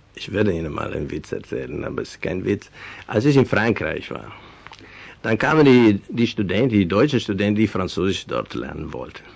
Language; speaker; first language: German; non-native, fluent; Venetian